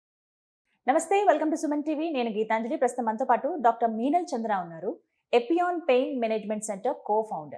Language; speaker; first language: Telugu; native; Telugu